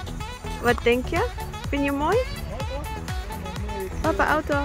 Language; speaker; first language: Dutch; non-native, learner; Indonesian